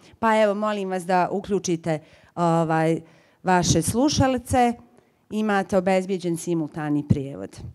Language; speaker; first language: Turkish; non-native, fluent; Bosnian